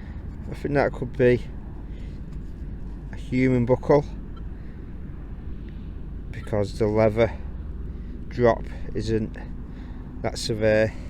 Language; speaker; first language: English; native; English